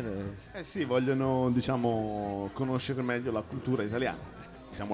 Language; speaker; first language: Italian; native; Italian